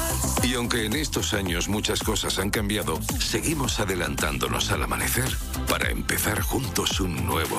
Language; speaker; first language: Spanish; native; Spanish